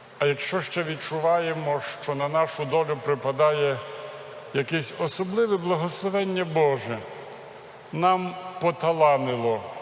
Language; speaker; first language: Ukrainian; native; Ukrainian